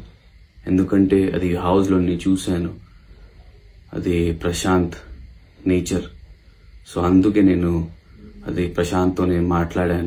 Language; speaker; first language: Telugu; non-native, local second language; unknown